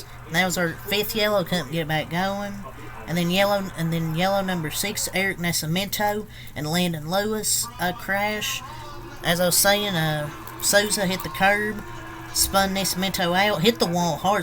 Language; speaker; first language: English; native; English